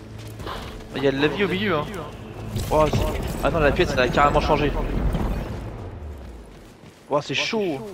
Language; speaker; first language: French; native; French